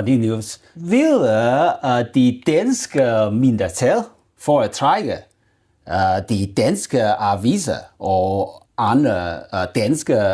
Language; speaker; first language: Danish; non-native, learner; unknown